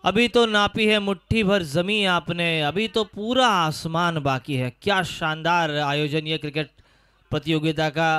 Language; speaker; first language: Hindi; non-native, local second language; Marathi